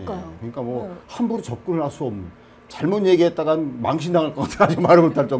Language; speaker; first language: Korean; native; Korean